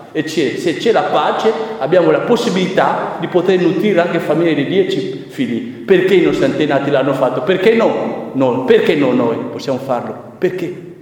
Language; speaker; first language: Italian; non-native, fluent; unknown